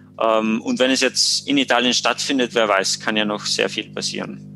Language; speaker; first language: German; native; German